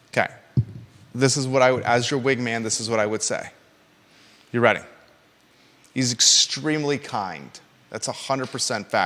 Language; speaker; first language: English; native; English